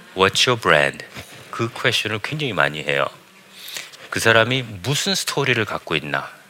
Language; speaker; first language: Korean; early bilingual, heritage; Korean